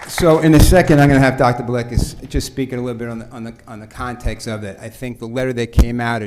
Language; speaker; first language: English; native; English